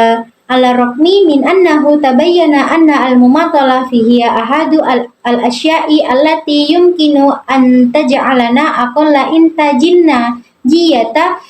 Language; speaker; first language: Arabic; non-native, learner; Indonesian